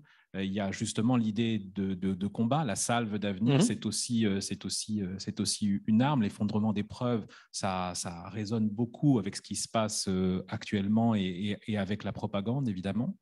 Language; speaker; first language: French; native; French